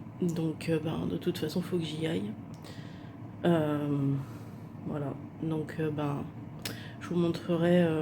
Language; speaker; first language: French; native; French